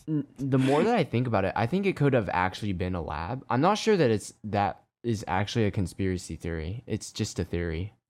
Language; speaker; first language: English; native; English